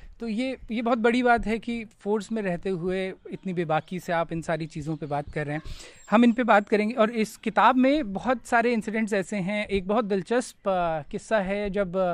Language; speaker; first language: Hindi; native; Hindi